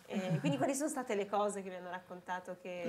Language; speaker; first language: Italian; native; Italian